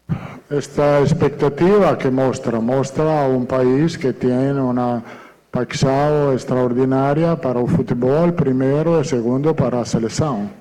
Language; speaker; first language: Portuguese; non-native, fluent; Italian